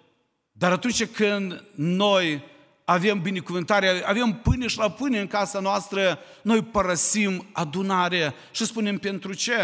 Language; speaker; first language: Romanian; non-native, local second language; Ukrainian